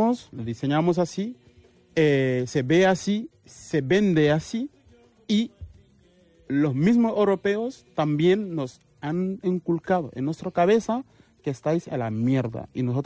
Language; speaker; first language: Spanish; non-native, fluent; Wolof